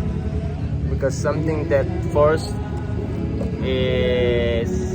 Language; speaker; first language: English; non-native, fluent; Indonesian